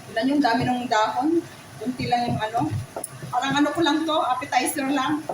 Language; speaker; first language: Filipino; native; Filipino